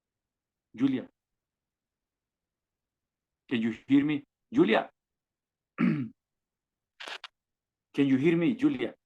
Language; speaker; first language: English; non-native, learner; Spanish